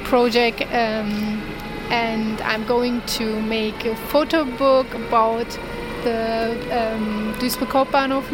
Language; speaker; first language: English; non-native, learner; Turkish